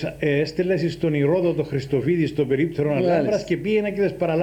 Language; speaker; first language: Greek; native; Greek